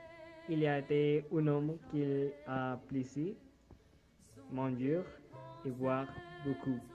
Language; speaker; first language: French; non-native, learner; Spanish